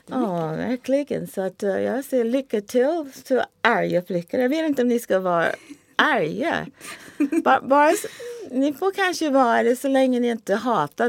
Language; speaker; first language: Swedish; non-native, fluent; English